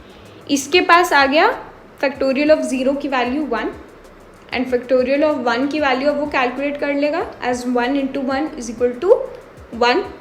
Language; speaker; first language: Hindi; native; Hindi